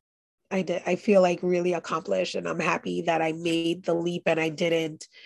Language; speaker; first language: English; native; English